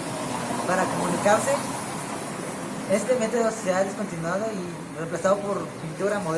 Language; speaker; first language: Spanish; native; Spanish